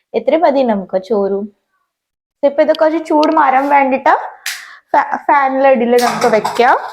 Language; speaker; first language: Malayalam; non-native, fluent; Hindi